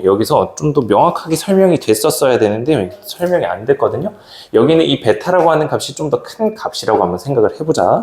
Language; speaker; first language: Korean; native; Korean